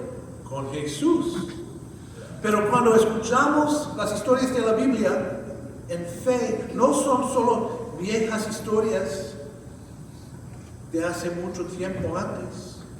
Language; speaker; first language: Spanish; non-native, fluent; English